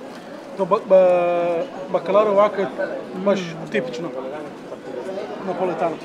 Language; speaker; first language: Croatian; non-native, learner; Italian